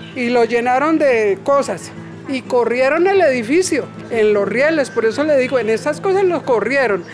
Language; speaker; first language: Spanish; native; Spanish